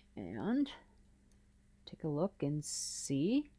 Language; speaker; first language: English; native; English